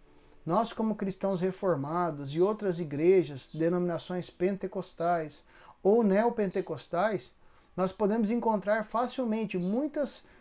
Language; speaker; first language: Portuguese; native; Portuguese